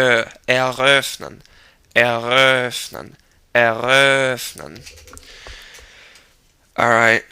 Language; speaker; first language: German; non-native, learner; English